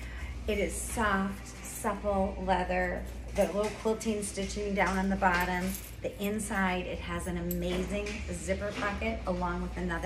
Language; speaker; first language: English; native; English